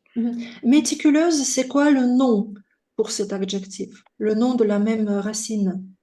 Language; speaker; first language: French; non-native, fluent; Russian